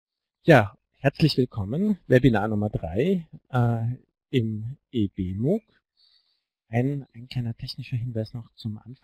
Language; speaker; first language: German; native; German